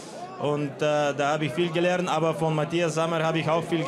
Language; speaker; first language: German; non-native, fluent; Bulgarian